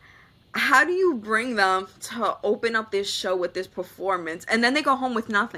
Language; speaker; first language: English; native; English